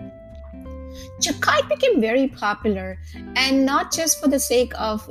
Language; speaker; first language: English; non-native, local second language; Gujarati